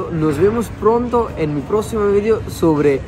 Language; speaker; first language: Spanish; non-native, learner; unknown